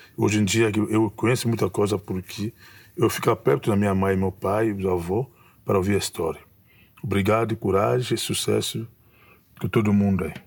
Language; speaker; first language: Portuguese; non-native, fluent; Kongo